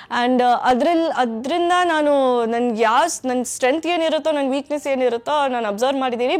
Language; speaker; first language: Kannada; non-native, fluent; English